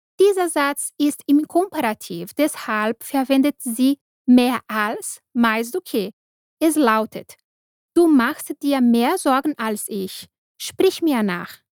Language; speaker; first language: German; non-native, fluent; Portuguese